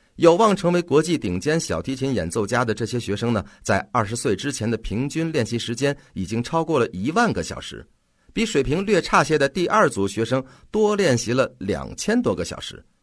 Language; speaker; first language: Chinese; native; Chinese